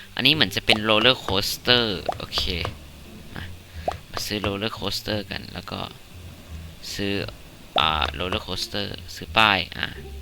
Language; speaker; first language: Thai; early bilingual, heritage; Thai